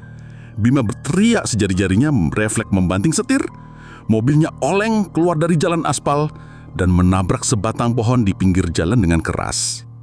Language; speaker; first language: Indonesian; native; Indonesian